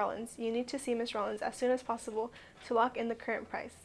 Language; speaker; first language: English; native; English